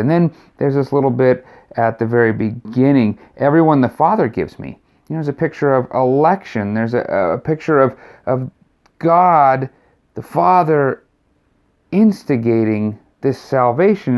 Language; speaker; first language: English; native; English